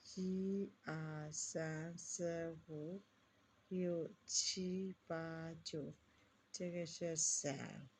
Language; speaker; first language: Chinese; non-native, learner; Burmese